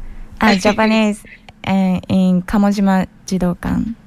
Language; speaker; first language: English; non-native, learner; Japanese